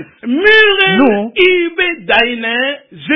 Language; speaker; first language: German; non-native, learner; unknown